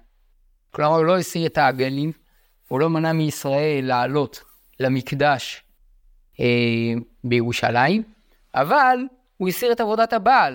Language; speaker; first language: Hebrew; native; Hebrew